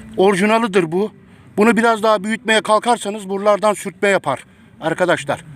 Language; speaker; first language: Turkish; native; Turkish